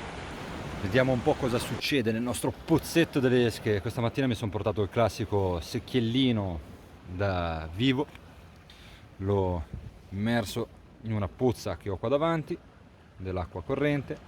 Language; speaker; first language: Italian; native; Italian